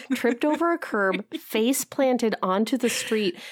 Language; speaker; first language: English; native; English